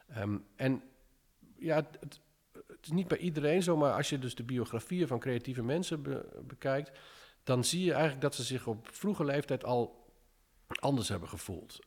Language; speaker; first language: Dutch; early bilingual, other home language; English